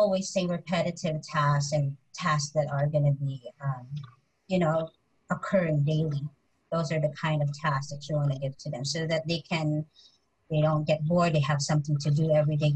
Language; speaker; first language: English; non-native, local second language; Filipino